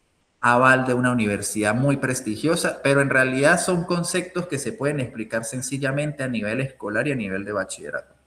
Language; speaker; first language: Spanish; native; Spanish